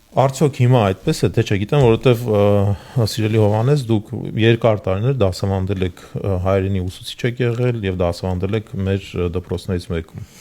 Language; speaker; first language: Armenian; native; Armenian